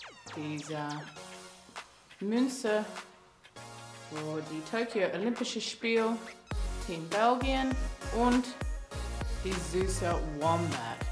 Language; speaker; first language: German; non-native, learner; English